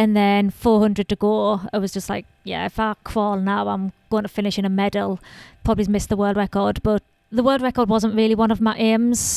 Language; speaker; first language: English; native; English